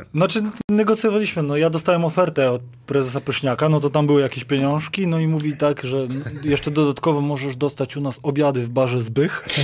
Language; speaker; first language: Polish; native; Polish